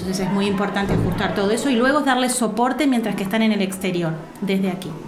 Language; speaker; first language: Spanish; native; Spanish